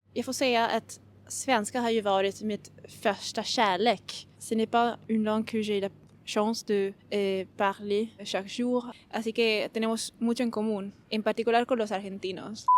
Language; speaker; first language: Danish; non-native, fluent; Italian